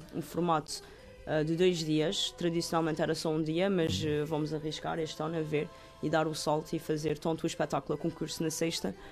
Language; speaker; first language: Portuguese; native; Portuguese